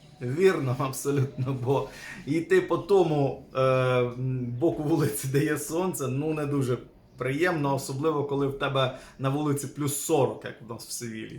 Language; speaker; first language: Ukrainian; native; Ukrainian